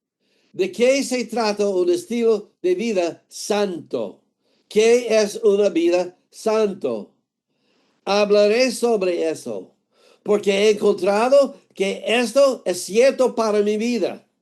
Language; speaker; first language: Spanish; non-native, fluent; English